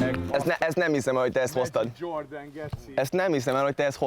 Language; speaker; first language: Hungarian; native; Hungarian